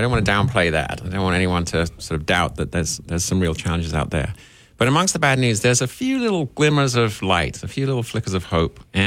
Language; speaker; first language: English; native; English